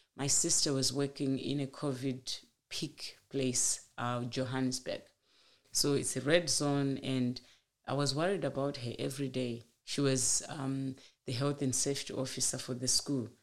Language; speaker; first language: English; non-native, local second language; Shona